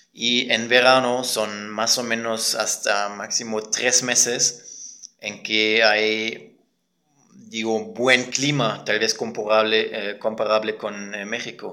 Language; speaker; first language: Spanish; non-native, fluent; German